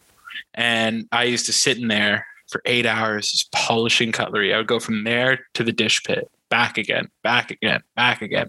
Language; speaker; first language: English; native; English